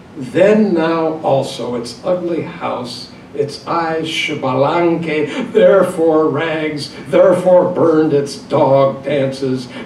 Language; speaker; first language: English; native; English